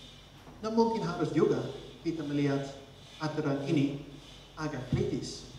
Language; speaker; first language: Indonesian; non-native, fluent; Dutch